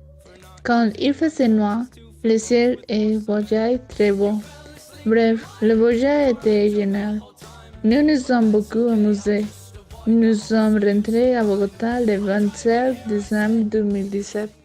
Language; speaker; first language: French; non-native, learner; Spanish